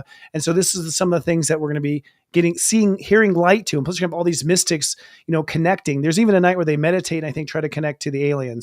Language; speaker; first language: English; native; English